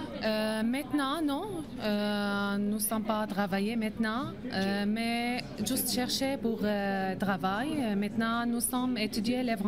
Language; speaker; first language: French; non-native, learner; Arabic